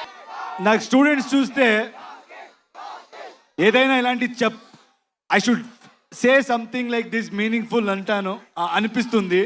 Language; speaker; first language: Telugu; non-native, fluent; Kannada